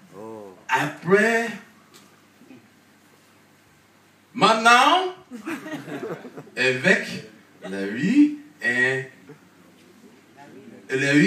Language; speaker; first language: French; non-native, learner; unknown